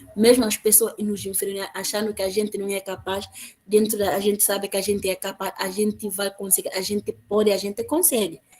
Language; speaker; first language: Portuguese; non-native, local second language; Upper Guinea Crioulo